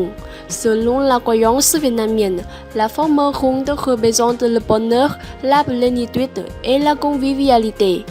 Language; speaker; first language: French; non-native, learner; Vietnamese